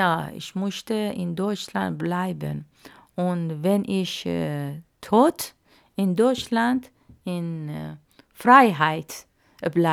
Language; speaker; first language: German; non-native, learner; Arabic